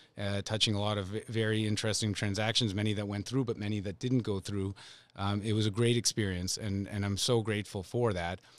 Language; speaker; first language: English; native; English